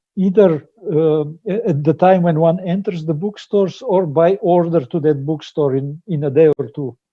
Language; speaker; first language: English; non-native, fluent; Slovenian